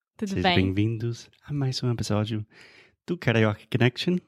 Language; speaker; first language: Portuguese; non-native, fluent; English